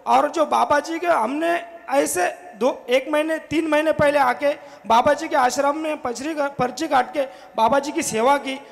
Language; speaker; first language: Hindi; non-native, local second language; Marathi